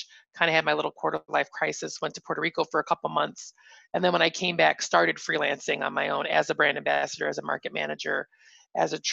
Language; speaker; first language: English; native; English